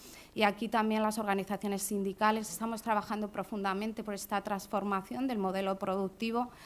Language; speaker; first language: Spanish; native; Spanish